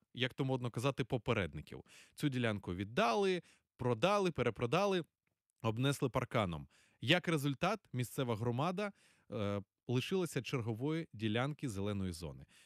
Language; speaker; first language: Ukrainian; native; Ukrainian